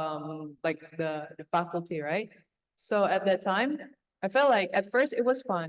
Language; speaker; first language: English; non-native, fluent; Thai